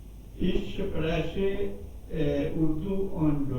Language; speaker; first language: German; non-native, learner; Urdu